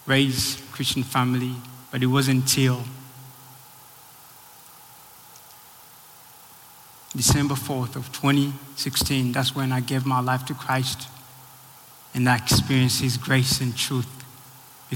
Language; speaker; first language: English; non-native, local second language; Rundi